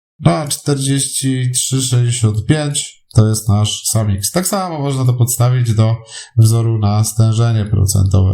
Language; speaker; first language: Polish; native; Polish